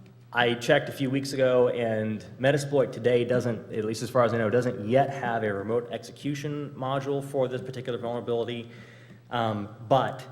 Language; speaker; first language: English; native; English